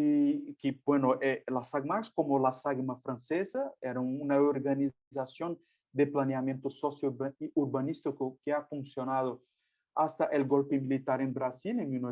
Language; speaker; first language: Spanish; non-native, fluent; Portuguese